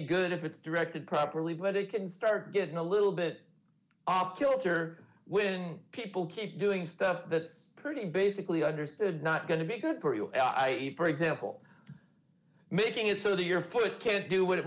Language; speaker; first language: English; native; English